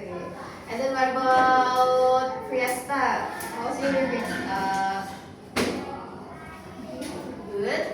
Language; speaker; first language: English; non-native, fluent; Indonesian